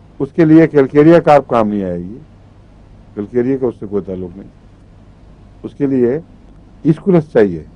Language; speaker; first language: Urdu; native; Urdu